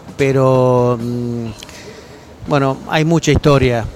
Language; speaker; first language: Spanish; native; Spanish